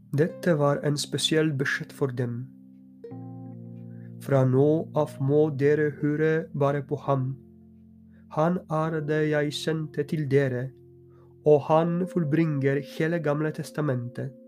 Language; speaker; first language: Norwegian; non-native, fluent; Polish